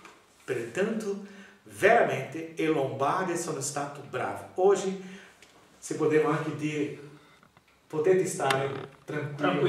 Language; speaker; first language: Italian; non-native, learner; Portuguese